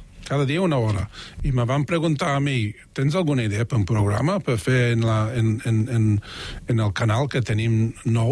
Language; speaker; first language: Catalan; non-native, fluent; English